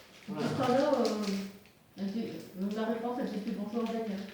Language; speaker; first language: French; native; French